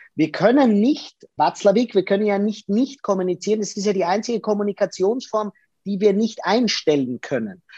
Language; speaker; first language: German; native; German